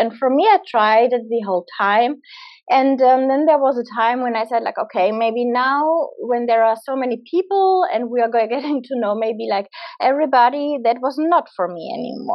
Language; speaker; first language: English; non-native, fluent; German